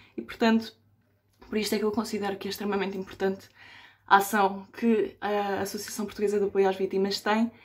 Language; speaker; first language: Portuguese; early bilingual, other home language; Spanish